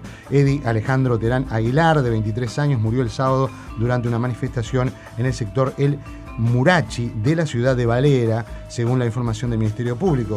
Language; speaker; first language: Spanish; native; Spanish